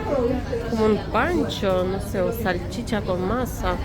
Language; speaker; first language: Spanish; non-native, fluent; Russian